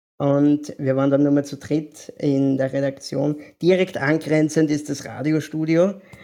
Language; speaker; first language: German; native; German